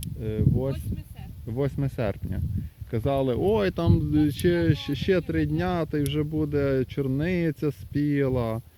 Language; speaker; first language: Ukrainian; native; Ukrainian